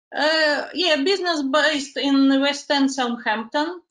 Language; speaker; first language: English; non-native, fluent; Ukrainian